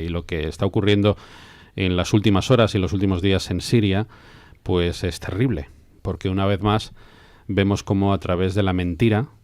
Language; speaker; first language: Spanish; native; Spanish